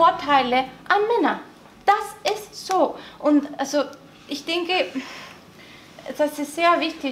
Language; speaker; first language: German; non-native, learner; Spanish